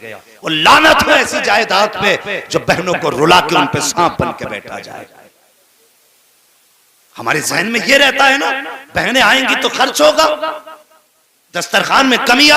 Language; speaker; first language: Hindi; native; Hindi